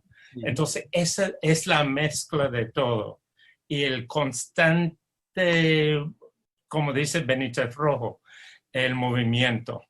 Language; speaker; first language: Spanish; non-native, fluent; English